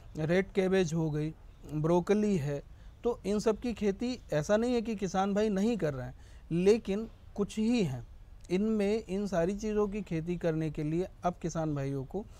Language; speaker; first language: Hindi; native; Hindi